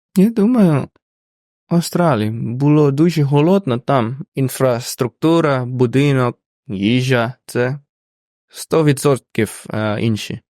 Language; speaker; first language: Ukrainian; non-native, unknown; Indonesian